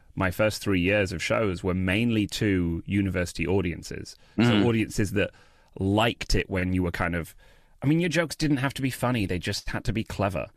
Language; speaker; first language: English; native; English